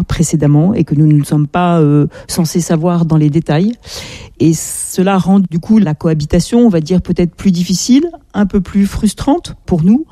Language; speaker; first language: French; native; French